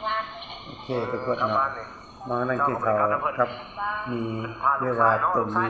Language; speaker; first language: Thai; non-native, local second language; Northeastern Thai